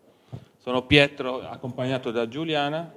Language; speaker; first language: Italian; native; Italian